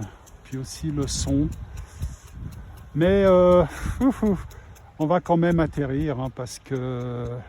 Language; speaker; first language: French; native; French